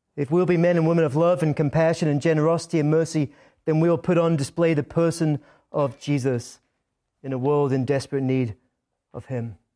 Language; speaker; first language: English; native; English